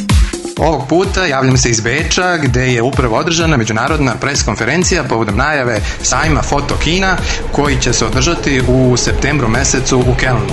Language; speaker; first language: Serbian; native; Serbian